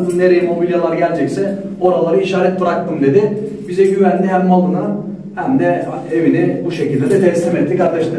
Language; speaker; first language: Turkish; native; Turkish